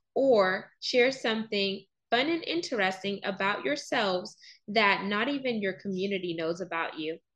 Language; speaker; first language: English; native; English